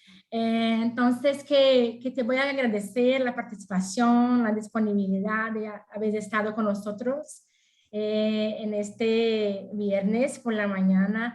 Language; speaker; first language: Spanish; non-native, fluent; Portuguese